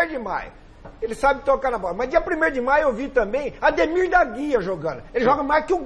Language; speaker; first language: Portuguese; native; Portuguese